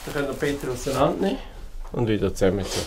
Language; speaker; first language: German; native; German